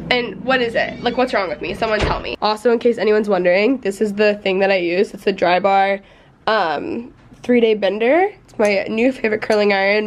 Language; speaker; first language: English; native; English